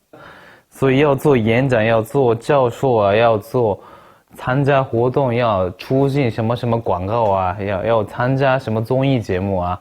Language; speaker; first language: Chinese; non-native, fluent; Japanese